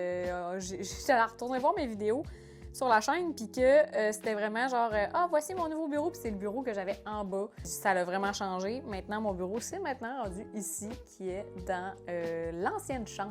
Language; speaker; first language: French; native; French